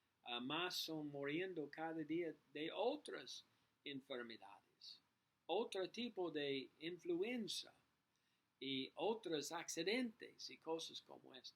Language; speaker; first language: Spanish; non-native, learner; English